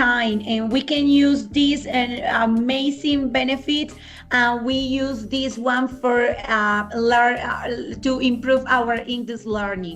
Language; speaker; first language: English; non-native, fluent; Spanish